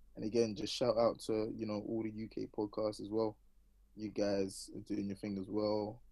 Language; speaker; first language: English; native; English